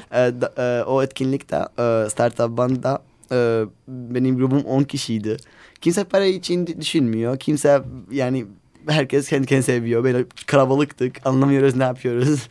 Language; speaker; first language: Turkish; non-native, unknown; Arabic